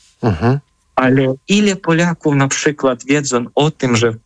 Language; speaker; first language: Polish; non-native, fluent; Ukrainian